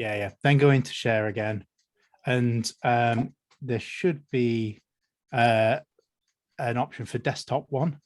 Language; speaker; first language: English; native; English